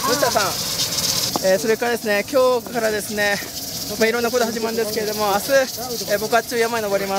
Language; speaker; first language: Japanese; native; Japanese